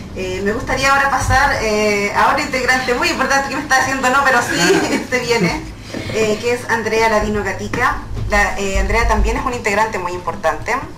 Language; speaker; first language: Spanish; native; Spanish